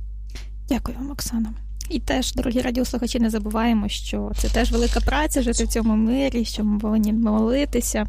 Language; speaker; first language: Ukrainian; native; Ukrainian